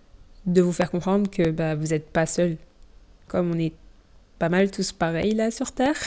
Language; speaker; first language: French; native; French